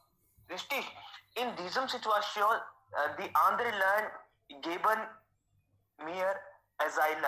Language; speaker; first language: German; non-native, learner; Hindi